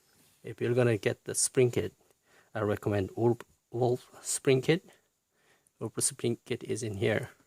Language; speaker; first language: English; non-native, fluent; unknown